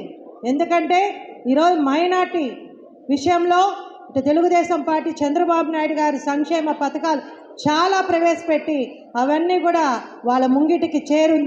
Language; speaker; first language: Telugu; native; Telugu